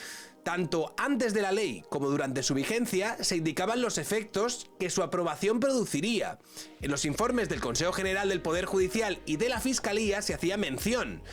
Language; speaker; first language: Spanish; native; Spanish